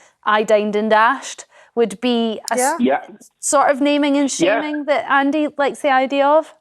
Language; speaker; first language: English; native; English